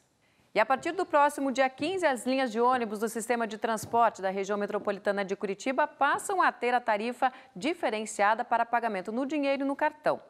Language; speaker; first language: Portuguese; native; Portuguese